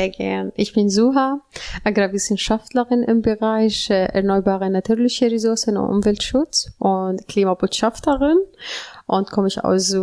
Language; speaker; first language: German; non-native, learner; Arabic